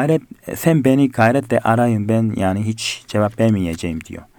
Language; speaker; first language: Turkish; non-native, fluent; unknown